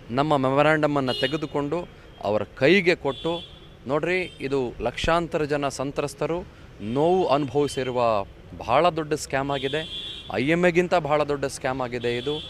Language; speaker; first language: Kannada; native; Kannada